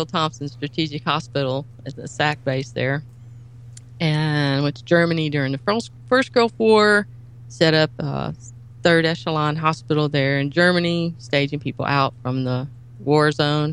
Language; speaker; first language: English; native; English